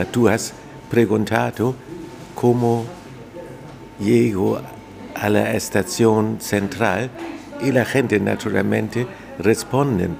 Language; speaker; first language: Spanish; non-native, fluent; German